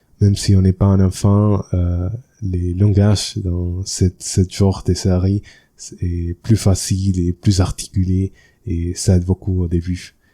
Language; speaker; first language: French; non-native, learner; Spanish